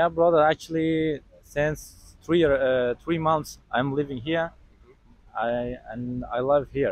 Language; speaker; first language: English; non-native, learner; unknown